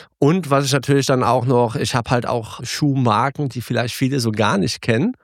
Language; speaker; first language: German; early bilingual, other home language; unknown